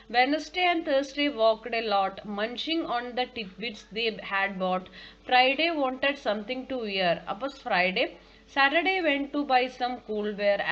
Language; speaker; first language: English; non-native, local second language; Malayalam